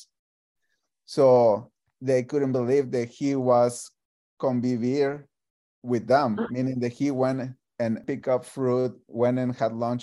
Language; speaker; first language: English; non-native, fluent; Spanish